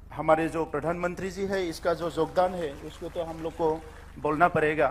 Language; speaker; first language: Hindi; non-native, local second language; Bodo